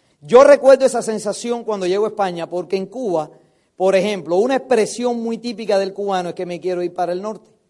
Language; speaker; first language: Spanish; native; Spanish